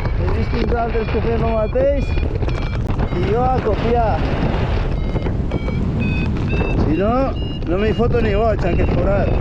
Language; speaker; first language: Catalan; native; Catalan